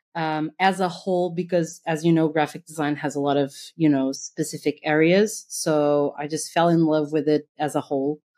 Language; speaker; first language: English; non-native, fluent; Portuguese